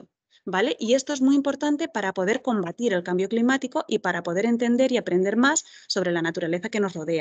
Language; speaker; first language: Spanish; native; Spanish